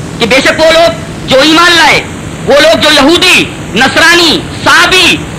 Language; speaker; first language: Urdu; native; Urdu